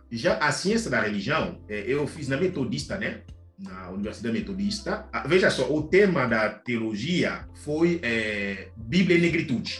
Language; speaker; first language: Portuguese; non-native, fluent; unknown